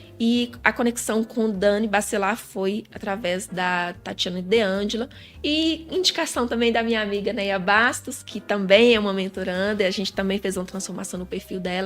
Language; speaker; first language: Portuguese; native; Portuguese